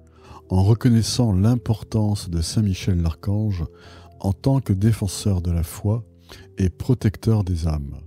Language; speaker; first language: French; native; French